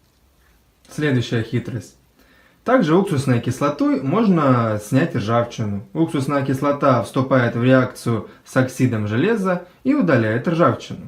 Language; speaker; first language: Russian; native; Russian